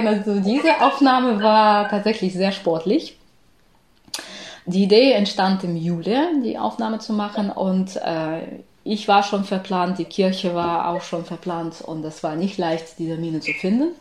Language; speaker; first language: German; non-native, fluent; Ukrainian